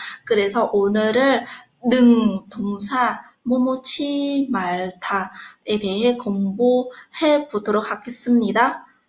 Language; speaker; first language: Korean; non-native, fluent; Vietnamese